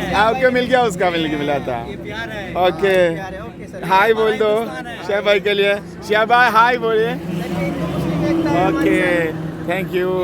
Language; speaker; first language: Hindi; non-native, local second language; Malayalam